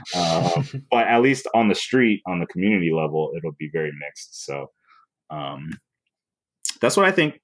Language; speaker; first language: English; native; English